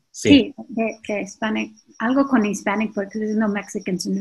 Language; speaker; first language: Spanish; early bilingual, heritage; English